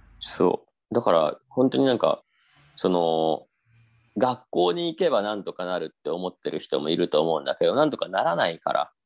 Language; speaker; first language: Japanese; native; Japanese